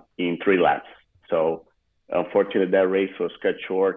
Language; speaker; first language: English; non-native, fluent; Portuguese